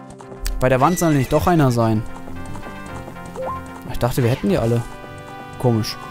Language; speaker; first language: German; native; German